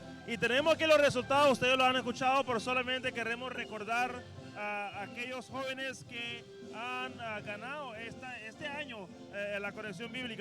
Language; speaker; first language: Spanish; native; Spanish